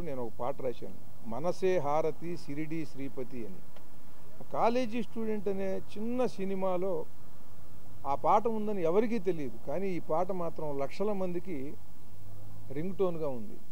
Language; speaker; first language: Telugu; native; Telugu